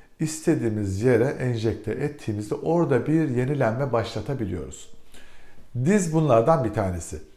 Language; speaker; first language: Turkish; native; Turkish